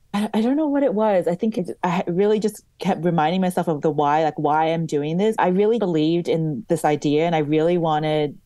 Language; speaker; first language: English; native; English